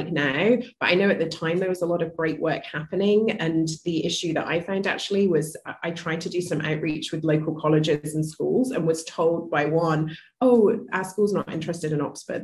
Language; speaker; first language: English; native; English